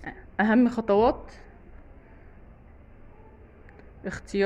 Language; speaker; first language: Arabic; native; Arabic